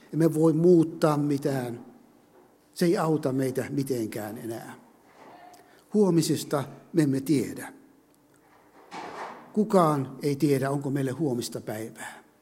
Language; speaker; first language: Finnish; native; Finnish